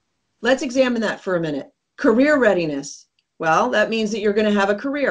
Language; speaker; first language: English; native; English